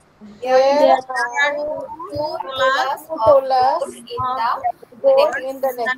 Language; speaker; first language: English; non-native, learner; Bangla